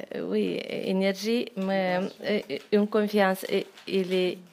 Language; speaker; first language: French; non-native, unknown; Romanian